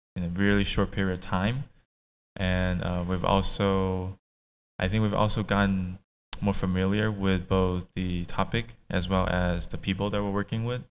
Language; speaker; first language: English; native; English